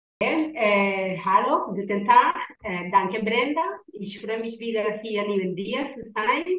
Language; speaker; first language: German; non-native, learner; Spanish